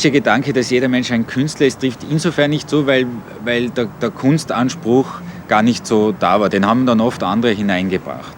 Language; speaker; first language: German; native; German